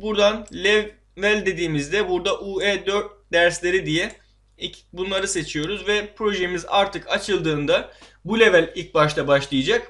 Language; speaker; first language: Turkish; native; Turkish